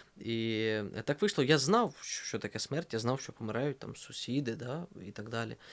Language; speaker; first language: Ukrainian; native; Ukrainian